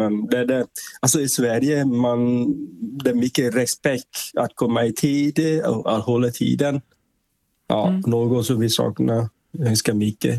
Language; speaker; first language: Swedish; non-native, fluent; Vietnamese